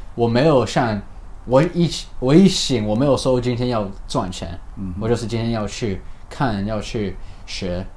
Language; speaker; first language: Chinese; early bilingual, heritage; Chinese